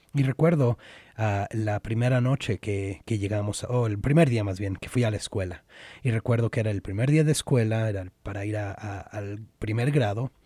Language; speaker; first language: Spanish; early bilingual, other home language; English